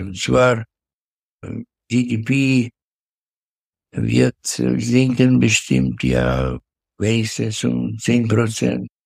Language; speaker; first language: German; non-native, fluent; Russian